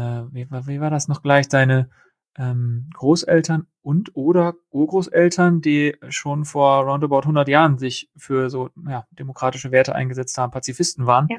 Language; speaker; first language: German; native; German